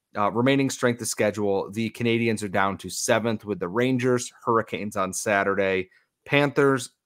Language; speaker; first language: English; native; English